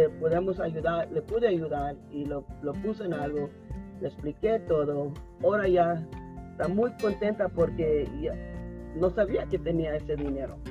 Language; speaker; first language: Spanish; early bilingual, heritage; Spanish